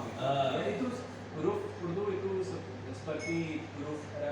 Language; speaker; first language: Indonesian; non-native, learner; Urdu